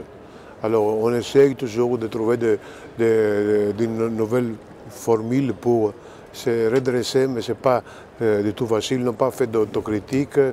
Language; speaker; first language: French; non-native, fluent; Greek